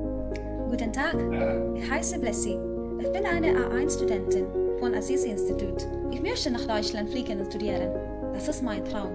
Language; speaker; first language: German; non-native, learner; Malayalam